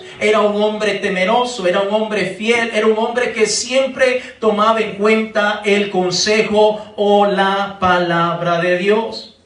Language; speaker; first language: Spanish; native; Spanish